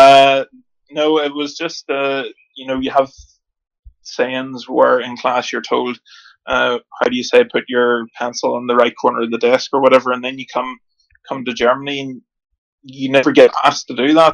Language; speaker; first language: English; native; English